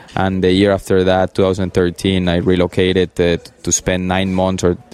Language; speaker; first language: English; early bilingual, other home language; Spanish